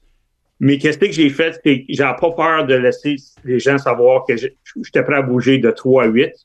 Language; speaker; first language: French; native; French